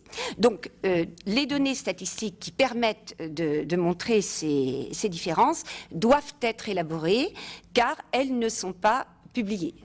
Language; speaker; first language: French; native; French